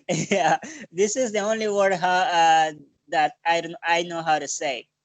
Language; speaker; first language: English; non-native, learner; Portuguese